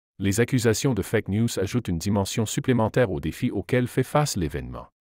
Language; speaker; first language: French; native; French